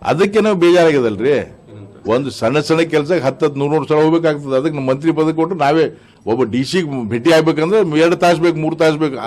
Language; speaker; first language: Kannada; non-native, local second language; Lambadi